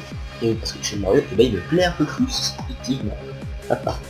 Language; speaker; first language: French; native; French